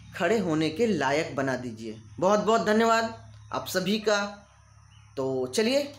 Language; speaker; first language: Hindi; native; Hindi